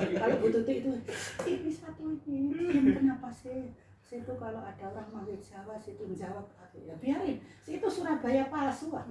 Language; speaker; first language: Indonesian; non-native, local second language; Javanese